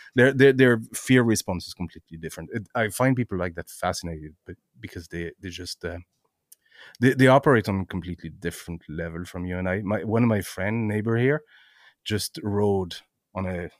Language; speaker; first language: English; non-native, fluent; French